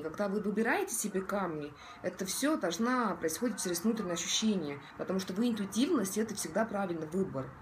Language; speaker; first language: Russian; non-native, local second language; Estonian